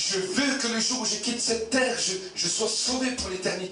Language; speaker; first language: French; native; French